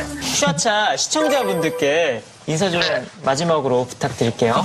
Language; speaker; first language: Korean; native; Korean